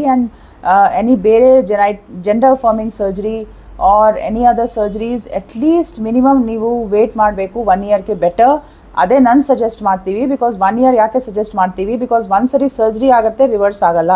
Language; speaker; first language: Kannada; non-native, fluent; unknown